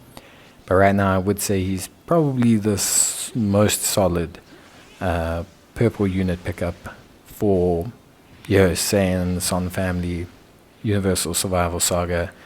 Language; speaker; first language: English; native; English